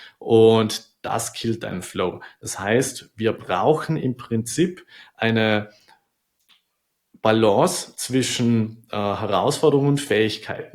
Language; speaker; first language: German; native; German